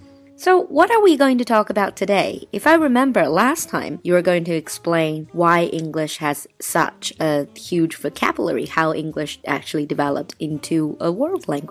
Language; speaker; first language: English; non-native, fluent; Chinese